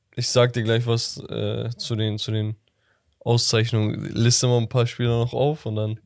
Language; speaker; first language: German; native; German